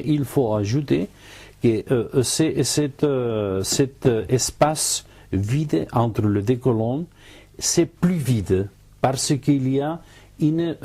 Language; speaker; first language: French; non-native, learner; Catalan